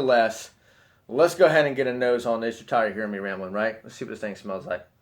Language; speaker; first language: English; native; English